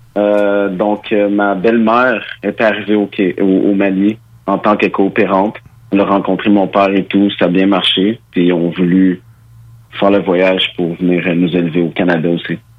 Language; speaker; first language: French; early bilingual, other home language; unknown